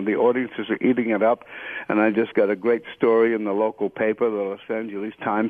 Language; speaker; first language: English; native; English